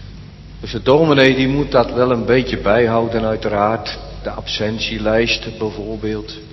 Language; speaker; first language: Dutch; native; Dutch